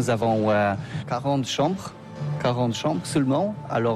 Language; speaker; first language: French; non-native, learner; Polish